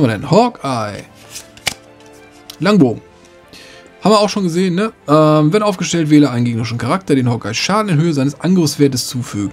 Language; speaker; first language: German; native; German